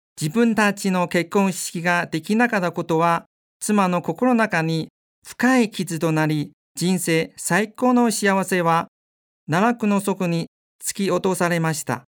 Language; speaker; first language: Japanese; non-native, fluent; Chinese